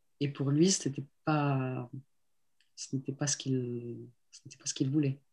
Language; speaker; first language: French; non-native, local second language; Arabic